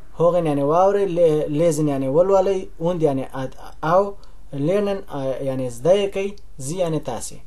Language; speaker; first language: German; non-native, learner; Pashto